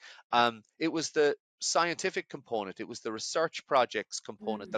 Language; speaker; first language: English; native; English